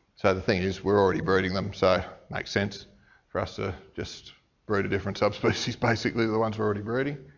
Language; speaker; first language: English; native; English